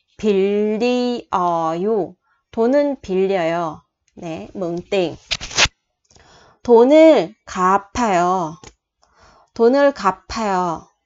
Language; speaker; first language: Korean; non-native, fluent; Vietnamese